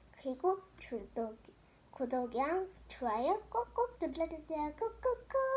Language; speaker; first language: Korean; early bilingual, heritage; Korean